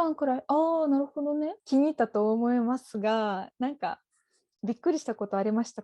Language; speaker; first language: Japanese; non-native, fluent; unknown